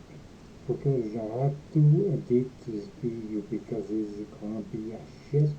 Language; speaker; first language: English; non-native, learner; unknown